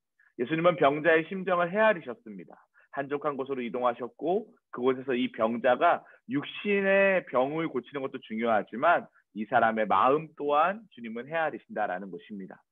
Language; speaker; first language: Korean; native; Korean